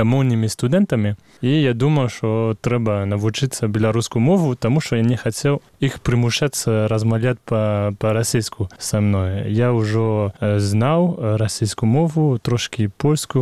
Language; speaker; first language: Belarusian; non-native, fluent; French